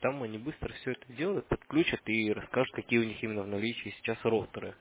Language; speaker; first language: Russian; native; Russian